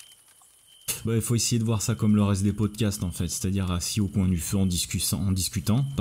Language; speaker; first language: French; native; French